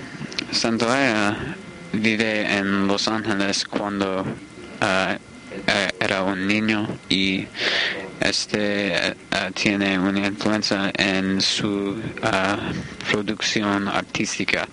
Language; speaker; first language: Spanish; non-native, learner; English